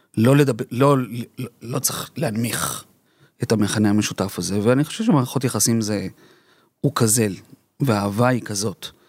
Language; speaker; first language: Hebrew; early bilingual, other home language; Spanish